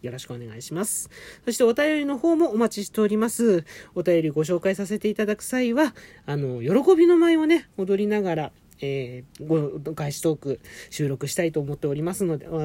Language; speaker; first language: Japanese; native; Japanese